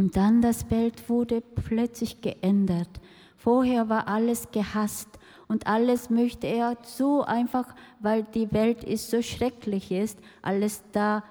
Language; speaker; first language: German; non-native, fluent; Korean